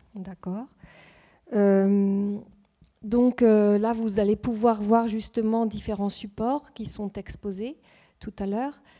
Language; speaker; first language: French; native; French